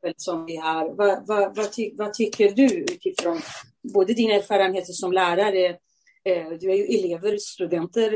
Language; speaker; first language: Swedish; non-native, fluent; Central Kurdish